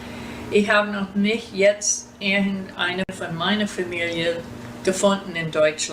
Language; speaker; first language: German; early bilingual, heritage; German